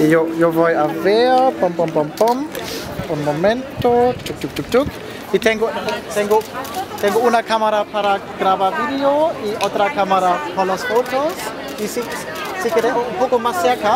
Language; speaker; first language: Spanish; non-native, learner; German